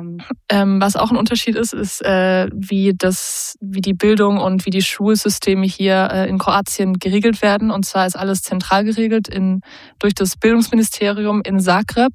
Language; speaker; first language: German; native; German